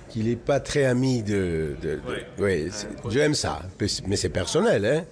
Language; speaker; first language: French; non-native, fluent; Spanish